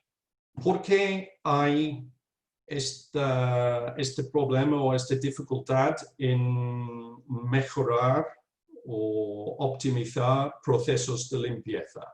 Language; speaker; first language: Spanish; non-native, fluent; English